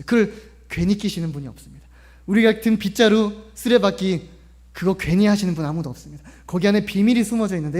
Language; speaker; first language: Korean; native; Korean